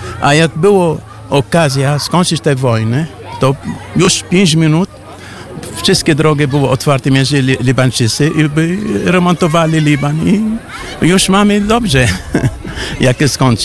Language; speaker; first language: Polish; non-native, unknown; Arabic